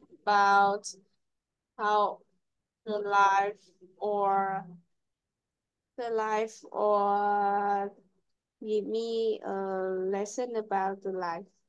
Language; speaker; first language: English; non-native, learner; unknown